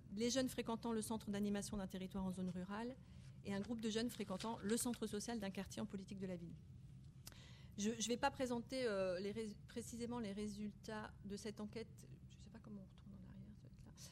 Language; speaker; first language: French; native; French